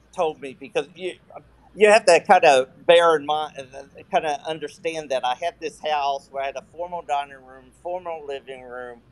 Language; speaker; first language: English; native; English